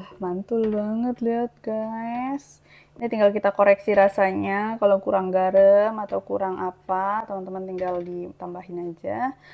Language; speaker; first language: Indonesian; native; Indonesian